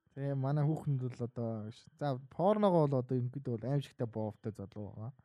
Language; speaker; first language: Mongolian; native; Mongolian